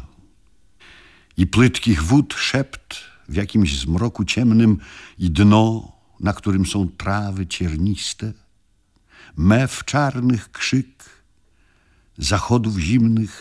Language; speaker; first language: Polish; native; Polish